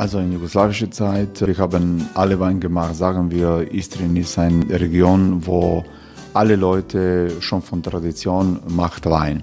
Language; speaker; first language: German; non-native, learner; Croatian